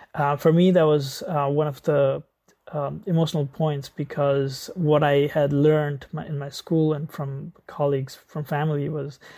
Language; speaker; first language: English; non-native, local second language; Nepali